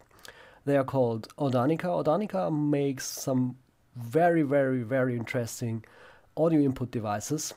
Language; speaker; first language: English; non-native, fluent; German